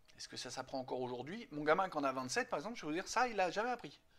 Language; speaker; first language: French; native; French